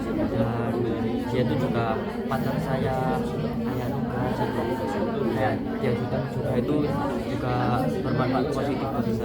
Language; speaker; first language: Indonesian; native; Indonesian